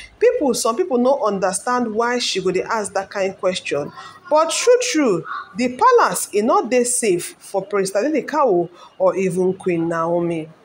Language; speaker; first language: Nigerian Pidgin; non-native, local second language; Yoruba